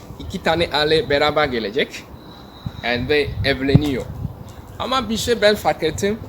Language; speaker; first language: Turkish; non-native, learner; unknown